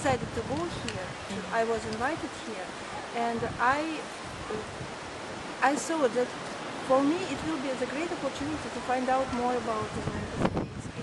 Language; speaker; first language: English; non-native, fluent; Russian